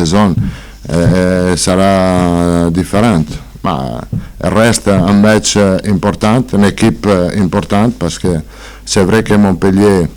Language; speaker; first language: French; non-native, fluent; Italian